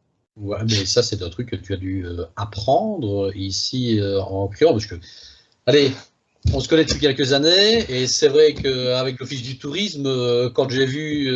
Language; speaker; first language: French; native; French